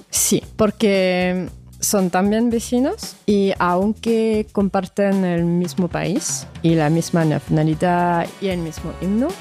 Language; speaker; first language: Spanish; non-native, fluent; French